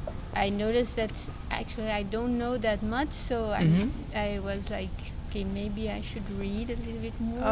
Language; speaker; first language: English; non-native, fluent; Portuguese